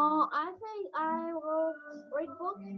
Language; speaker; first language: English; non-native, learner; Vietnamese